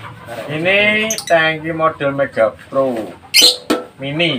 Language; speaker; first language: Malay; non-native, local second language; Javanese